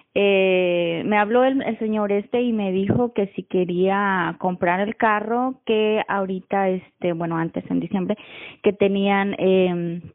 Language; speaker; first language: Spanish; native; Spanish